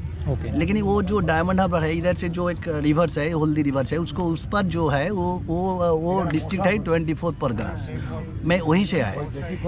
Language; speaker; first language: Hindi; non-native, local second language; Bangla